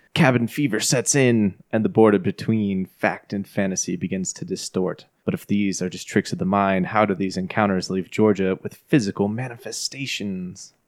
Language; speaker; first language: English; native; English